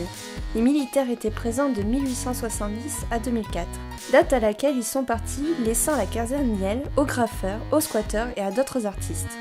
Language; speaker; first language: French; native; French